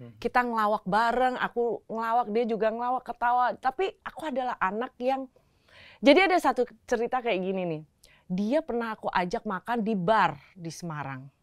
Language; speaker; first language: Indonesian; native; Indonesian